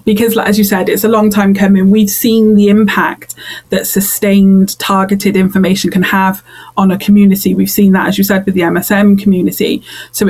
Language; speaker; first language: English; native; English